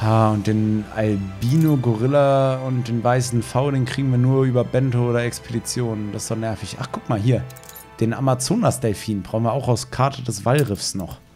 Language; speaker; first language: German; native; German